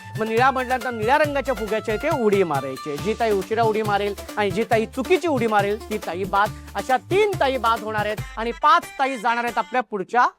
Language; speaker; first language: Marathi; native; Marathi